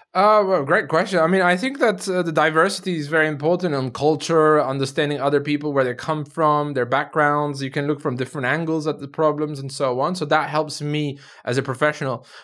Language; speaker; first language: English; non-native, fluent; Turkish